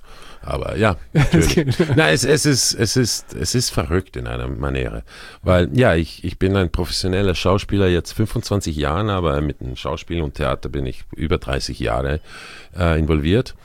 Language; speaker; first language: German; non-native, fluent; Croatian